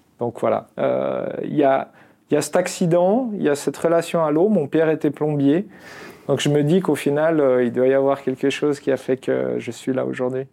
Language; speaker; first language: French; non-native, local second language; Arabic